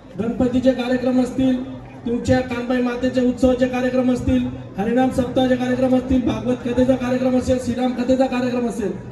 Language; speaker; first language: Marathi; native; Marathi